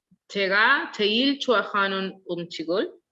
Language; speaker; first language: Korean; non-native, learner; Spanish